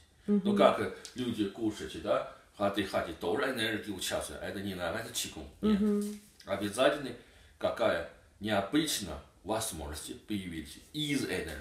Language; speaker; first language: Russian; non-native, learner; Chinese